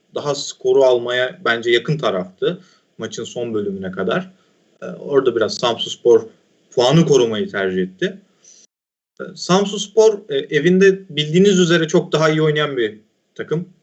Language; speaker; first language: Turkish; native; Turkish